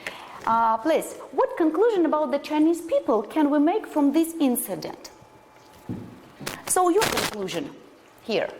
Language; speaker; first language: English; non-native, fluent; Russian